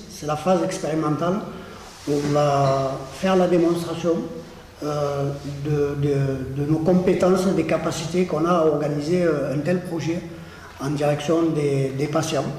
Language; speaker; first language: French; native; French